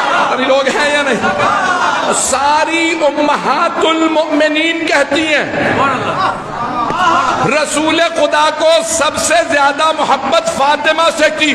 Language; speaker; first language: Urdu; native; Urdu